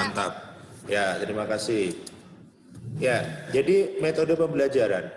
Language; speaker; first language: Indonesian; non-native, local second language; Javanese